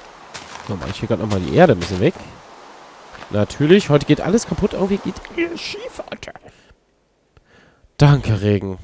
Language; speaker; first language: German; native; German